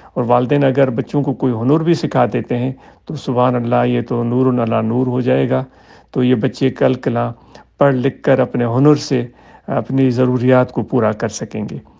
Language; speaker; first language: Urdu; non-native, local second language; Sindhi